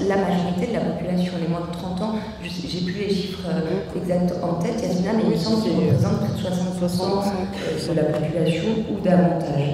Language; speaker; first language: French; native; French